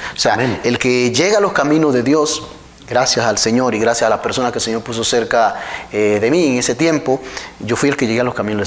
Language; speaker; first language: Spanish; native; Spanish